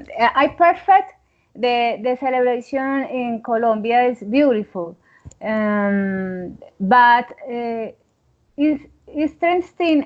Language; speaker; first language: English; non-native, learner; Spanish